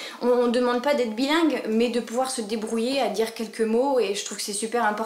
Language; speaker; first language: French; native; French